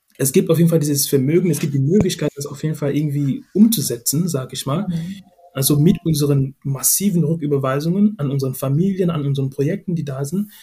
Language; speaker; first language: German; non-native, fluent; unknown